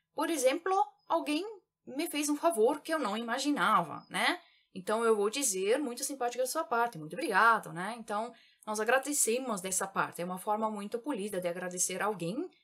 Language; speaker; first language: Portuguese; native; Portuguese